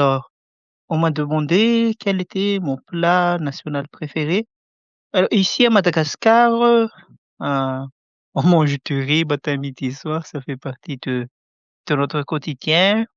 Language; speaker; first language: French; non-native, local second language; Malagasy